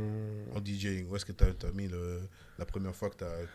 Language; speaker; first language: French; native; French